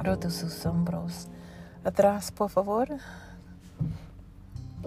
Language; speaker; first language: Spanish; non-native, learner; English